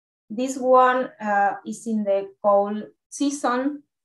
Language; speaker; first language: English; non-native, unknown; Spanish